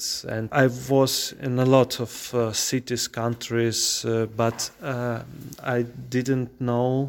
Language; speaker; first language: English; non-native, learner; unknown